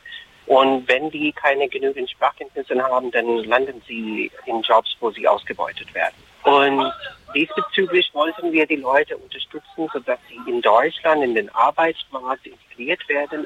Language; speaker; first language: German; non-native, fluent; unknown